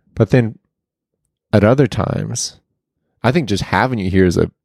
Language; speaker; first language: English; native; English